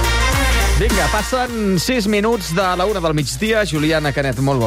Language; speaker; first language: Catalan; native; Catalan